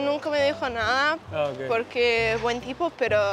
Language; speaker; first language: Spanish; early bilingual, heritage; Spanish